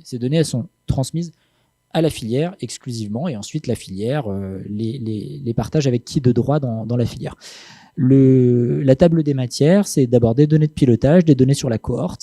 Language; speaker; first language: French; native; French